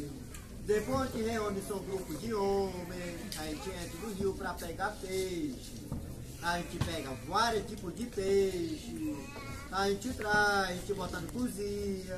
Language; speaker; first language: Portuguese; non-native, local second language; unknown